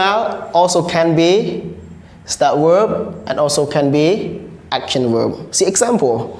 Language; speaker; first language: English; non-native, learner; Khmer